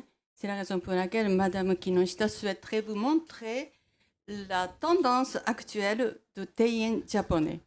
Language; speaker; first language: French; non-native, fluent; Japanese